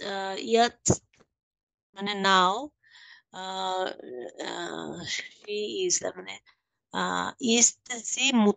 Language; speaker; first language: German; non-native, learner; Bangla